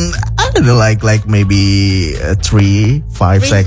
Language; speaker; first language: English; non-native, learner; Indonesian